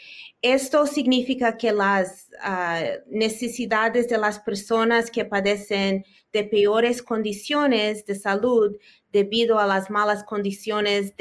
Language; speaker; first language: Spanish; early bilingual, heritage; Spanish